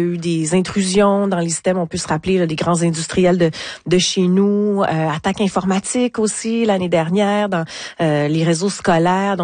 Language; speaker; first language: French; native; French